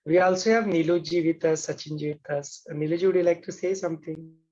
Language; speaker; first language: English; non-native, local second language; Hindi